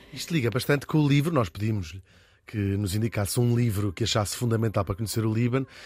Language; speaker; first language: Portuguese; native; Portuguese